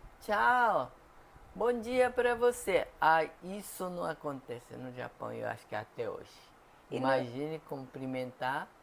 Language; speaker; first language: Portuguese; non-native, fluent; Japanese